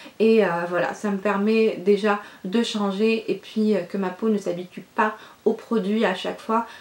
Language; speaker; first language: French; non-native, local second language; Arabic